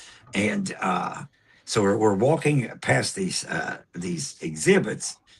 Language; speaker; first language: English; native; English